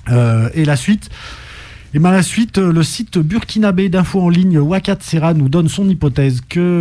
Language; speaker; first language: French; native; French